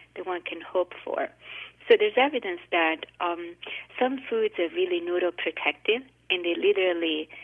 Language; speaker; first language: English; non-native, fluent; Italian